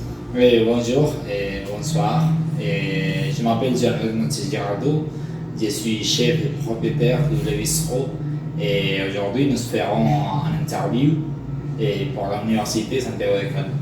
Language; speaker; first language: French; non-native, learner; Spanish